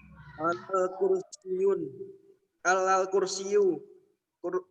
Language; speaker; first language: Arabic; non-native, learner; Indonesian